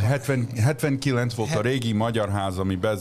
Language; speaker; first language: Hungarian; early bilingual, heritage; Hungarian